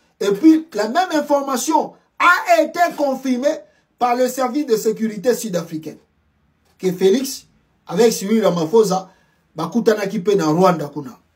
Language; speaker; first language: French; non-native, local second language; Lingala